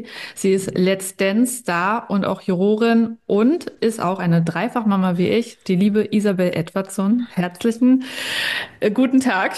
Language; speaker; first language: German; native; German